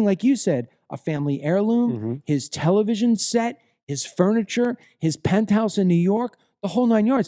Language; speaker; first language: English; native; English